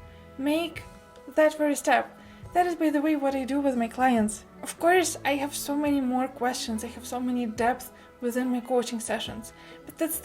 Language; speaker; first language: English; non-native, fluent; Russian